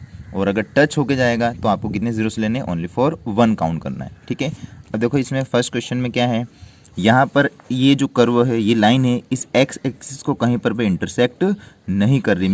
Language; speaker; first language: Hindi; native; Hindi